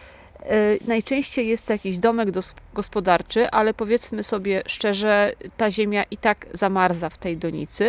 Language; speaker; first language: Polish; native; Polish